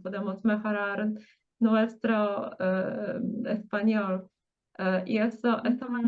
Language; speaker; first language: Spanish; non-native, fluent; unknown